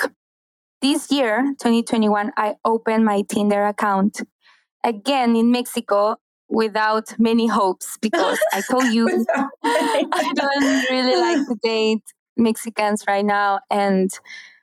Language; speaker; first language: English; non-native, fluent; Spanish